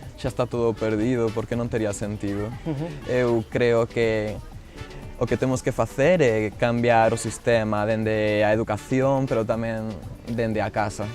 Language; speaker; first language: Galician; non-native, local second language; Spanish